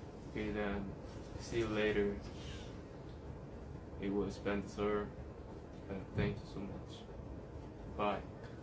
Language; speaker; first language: English; non-native, learner; Korean